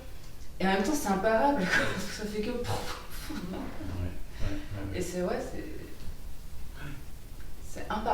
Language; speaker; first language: French; native; French